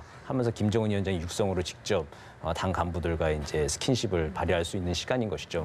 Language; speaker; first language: Korean; native; Korean